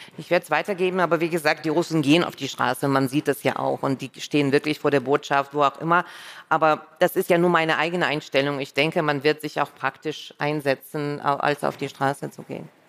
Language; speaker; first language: German; non-native, fluent; Russian